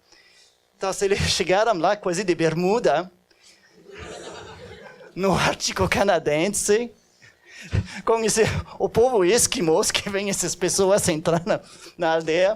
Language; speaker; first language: Portuguese; non-native, fluent; French